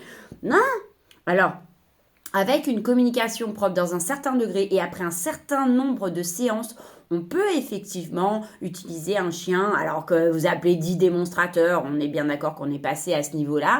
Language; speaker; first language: French; native; French